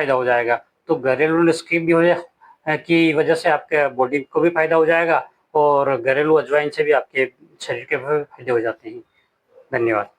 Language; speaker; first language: Hindi; native; Hindi